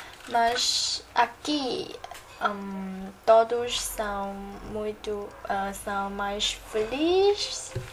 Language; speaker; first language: Portuguese; non-native, learner; Chinese